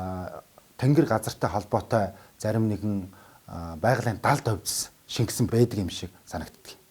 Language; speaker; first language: Mongolian; native; Mongolian